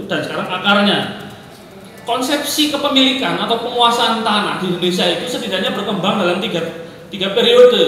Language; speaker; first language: Indonesian; native; Indonesian